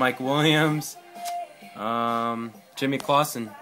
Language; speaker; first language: English; native; English